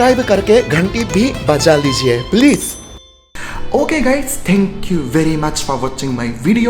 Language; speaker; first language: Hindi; non-native, fluent; Japanese